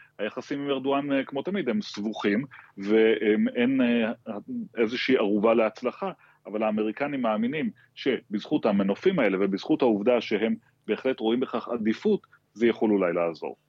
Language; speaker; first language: Hebrew; native; Hebrew